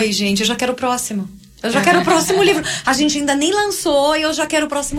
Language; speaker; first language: Portuguese; native; Portuguese